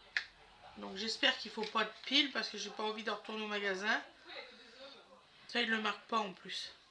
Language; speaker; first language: French; native; French